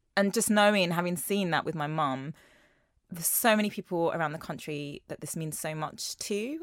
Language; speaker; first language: English; native; English